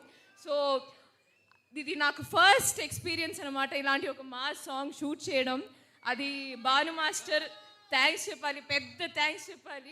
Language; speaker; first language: Telugu; non-native, fluent; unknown